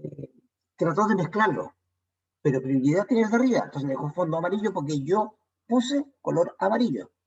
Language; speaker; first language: Spanish; native; Spanish